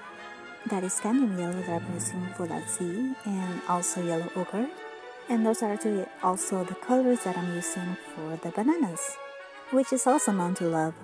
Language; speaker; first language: English; non-native, fluent; Spanish